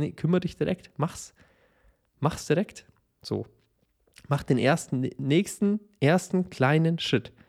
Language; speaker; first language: German; native; German